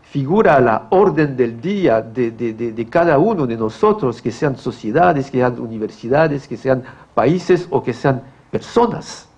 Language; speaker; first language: Spanish; non-native, fluent; French